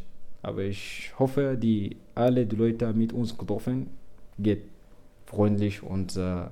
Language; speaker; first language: German; non-native, learner; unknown